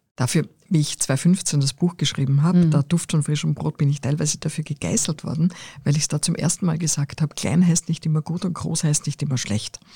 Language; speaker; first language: German; native; German